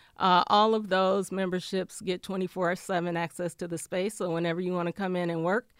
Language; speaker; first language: English; native; English